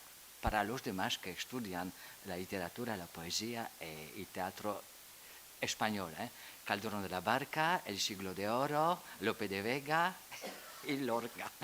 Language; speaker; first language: Spanish; non-native, fluent; Polish